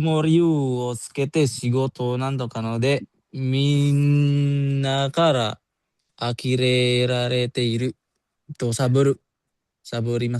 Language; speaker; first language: Japanese; non-native, learner; Indonesian